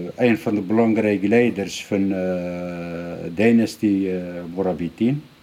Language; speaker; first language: Dutch; non-native, fluent; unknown